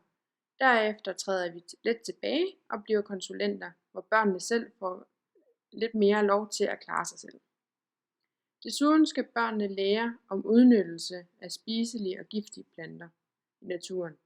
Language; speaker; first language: Danish; native; Danish